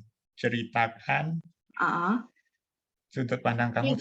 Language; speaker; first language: Indonesian; native; Indonesian